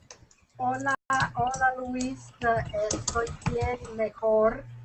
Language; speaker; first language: Spanish; non-native, fluent; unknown